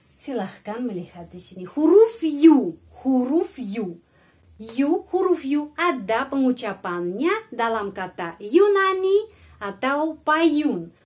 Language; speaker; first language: Indonesian; non-native, fluent; Russian